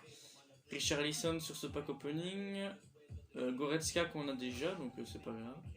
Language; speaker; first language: French; native; French